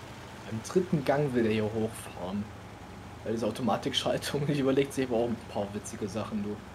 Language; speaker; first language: German; native; German